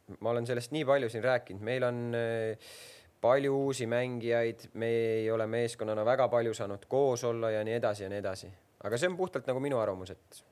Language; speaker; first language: Estonian; native; Estonian